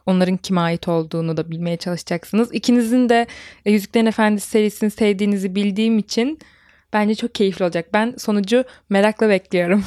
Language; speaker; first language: Turkish; native; Turkish